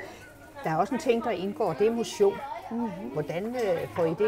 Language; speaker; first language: Danish; native; Danish